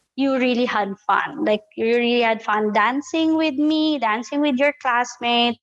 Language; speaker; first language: English; non-native, local second language; Filipino